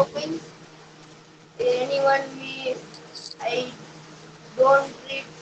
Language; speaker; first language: English; non-native, learner; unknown